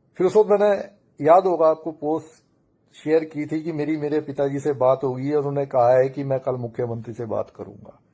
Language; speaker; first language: Hindi; native; Hindi